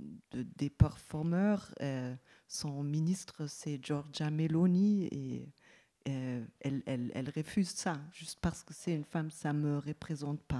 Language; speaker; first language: French; non-native, fluent; German